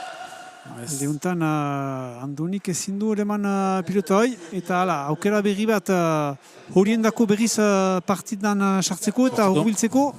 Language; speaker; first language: Basque; native; Basque